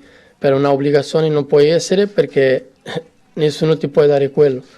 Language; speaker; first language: Italian; non-native, fluent; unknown